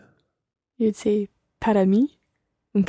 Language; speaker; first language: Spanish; non-native, learner; English